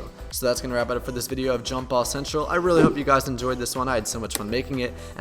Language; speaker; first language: English; native; English